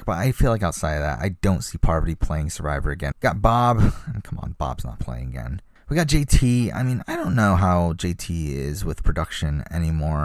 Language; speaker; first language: English; native; English